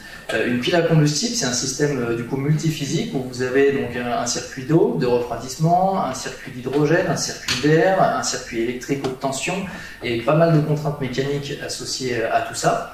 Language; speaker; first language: French; native; French